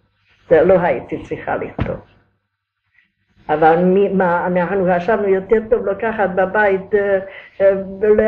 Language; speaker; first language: Hebrew; non-native, learner; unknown